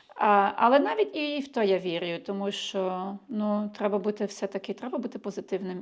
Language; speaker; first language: Ukrainian; early bilingual, heritage; Ukrainian